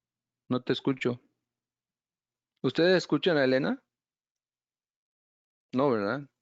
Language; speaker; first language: Spanish; native; Spanish